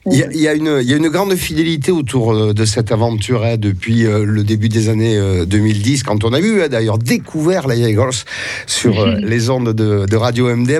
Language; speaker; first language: French; native; French